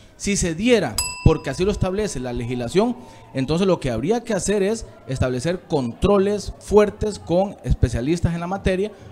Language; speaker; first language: Spanish; native; Spanish